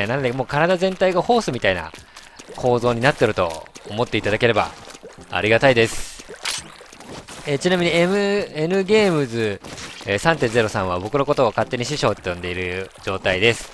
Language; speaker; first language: Japanese; native; Japanese